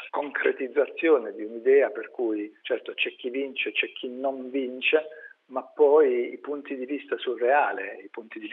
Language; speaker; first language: Italian; native; Italian